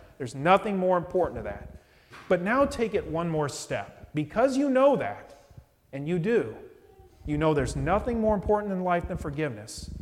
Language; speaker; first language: English; native; English